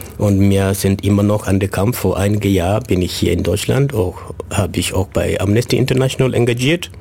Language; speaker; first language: German; non-native, fluent; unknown